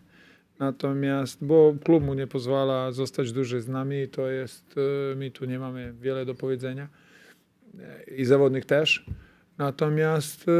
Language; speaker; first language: Polish; non-native, fluent; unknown